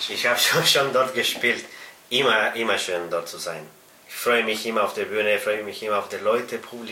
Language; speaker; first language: German; non-native, fluent; Spanish